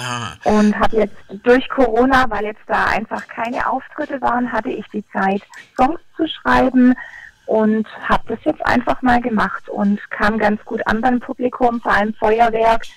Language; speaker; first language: German; native; German